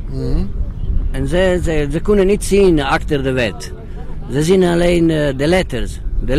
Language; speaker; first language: Dutch; non-native, learner; Italian